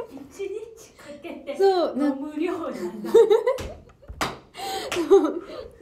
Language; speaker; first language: Japanese; native; Japanese